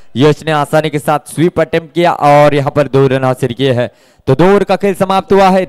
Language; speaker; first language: Hindi; non-native, local second language; Marathi